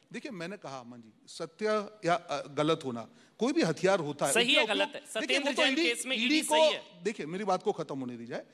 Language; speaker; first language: Hindi; non-native, local second language; Gujarati